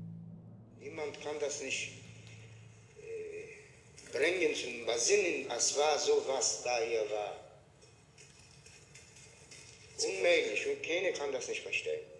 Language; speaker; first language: German; non-native, learner; Polish